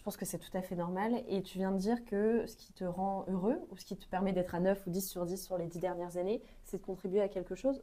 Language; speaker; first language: French; native; French